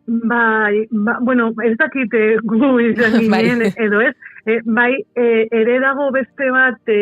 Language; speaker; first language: Basque; non-native, local second language; Spanish